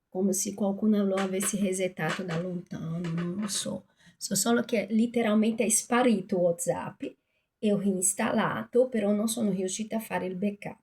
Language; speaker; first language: Italian; non-native, fluent; Portuguese